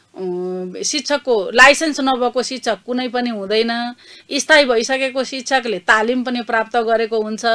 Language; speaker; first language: Nepali; native; Nepali